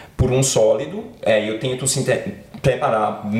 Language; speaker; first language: Portuguese; native; Portuguese